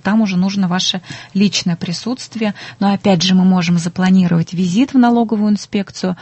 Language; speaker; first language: Russian; native; Russian